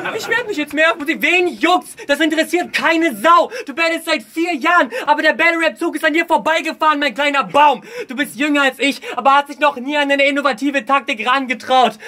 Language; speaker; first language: German; early bilingual, other home language; Russian